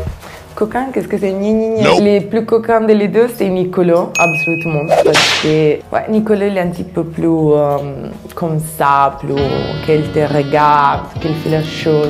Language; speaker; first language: French; non-native, learner; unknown